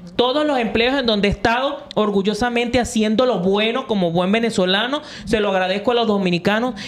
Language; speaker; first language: Spanish; native; Spanish